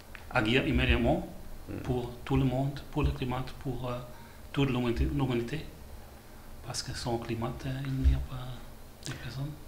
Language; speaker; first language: French; non-native, learner; German